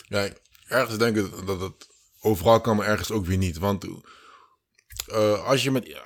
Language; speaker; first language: Dutch; early bilingual, other home language; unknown